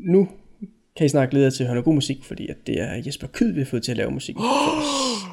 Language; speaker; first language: Danish; native; Danish